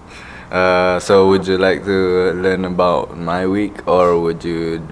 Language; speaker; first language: English; non-native, local second language; Malay